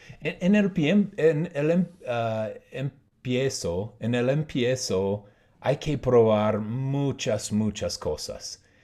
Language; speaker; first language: Spanish; non-native, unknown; English